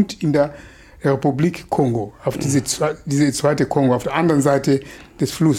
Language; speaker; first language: German; non-native, fluent; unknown